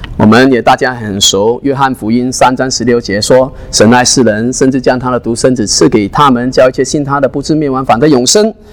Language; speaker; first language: Chinese; non-native, local second language; Cantonese